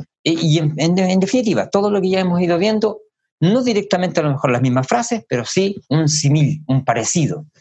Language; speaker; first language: Spanish; native; Spanish